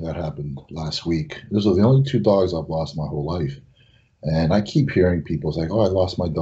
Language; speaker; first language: English; native; English